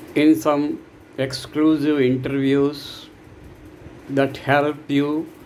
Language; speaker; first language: English; non-native, local second language; Telugu